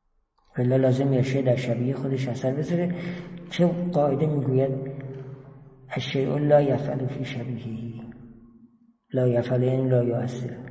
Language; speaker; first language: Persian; native; Persian